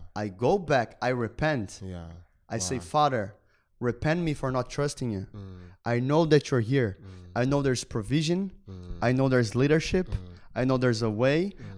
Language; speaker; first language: English; non-native, fluent; Portuguese